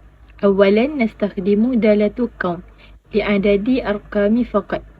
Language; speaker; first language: Arabic; non-native, learner; Malay